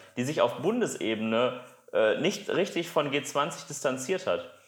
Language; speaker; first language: German; native; German